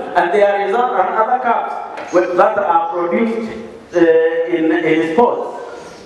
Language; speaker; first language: English; non-native, local second language; Swahili